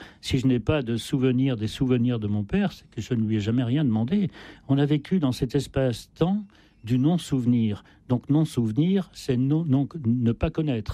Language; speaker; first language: French; native; French